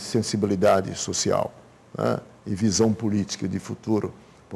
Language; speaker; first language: Portuguese; native; Portuguese